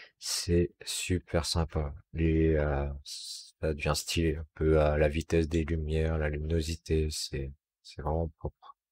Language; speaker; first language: French; native; French